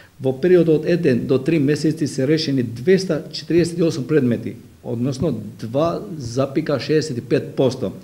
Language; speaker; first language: Macedonian; non-native, local second language; Albanian